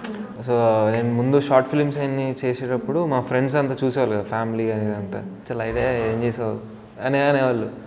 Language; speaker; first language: Telugu; native; Telugu